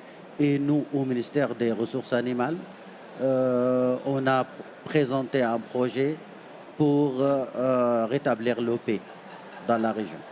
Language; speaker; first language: French; non-native, fluent; Arabic